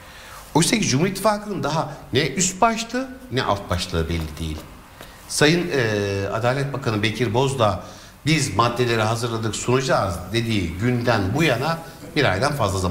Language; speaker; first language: Turkish; native; Turkish